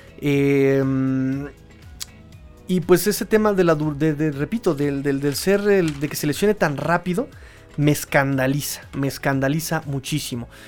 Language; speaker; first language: Spanish; native; Spanish